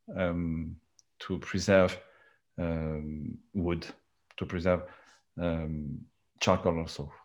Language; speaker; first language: English; non-native, learner; French